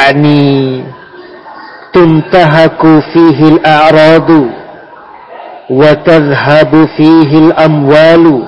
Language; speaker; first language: Arabic; non-native, fluent; Indonesian